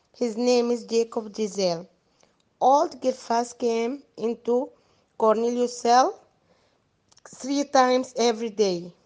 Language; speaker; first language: English; non-native, fluent; Arabic